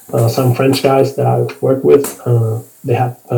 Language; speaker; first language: English; non-native, fluent; Spanish